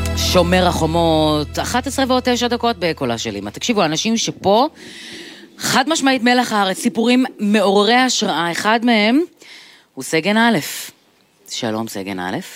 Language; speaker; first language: Hebrew; native; Hebrew